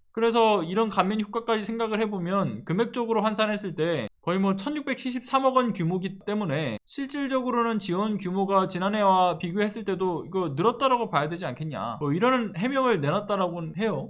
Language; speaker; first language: Korean; native; Korean